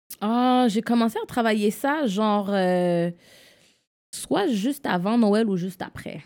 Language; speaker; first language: French; non-native, local second language; English